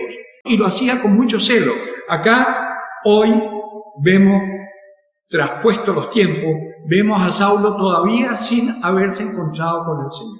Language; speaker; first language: Spanish; native; Spanish